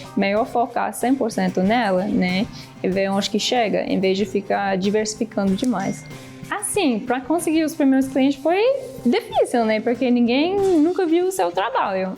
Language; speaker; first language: Portuguese; non-native, fluent; English